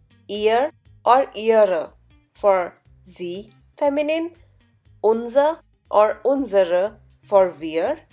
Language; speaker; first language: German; non-native, fluent; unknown